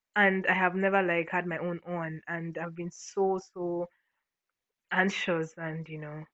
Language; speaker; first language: English; non-native, local second language; Ibibio